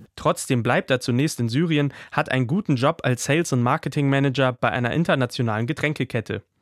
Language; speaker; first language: German; native; German